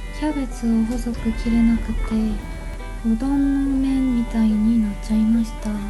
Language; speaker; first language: Japanese; non-native, fluent; Korean